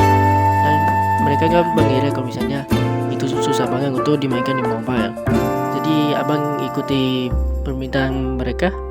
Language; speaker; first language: Indonesian; native; Indonesian